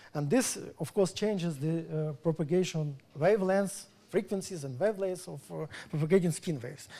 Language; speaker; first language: English; non-native, fluent; Russian